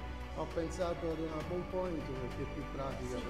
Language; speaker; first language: Italian; native; Italian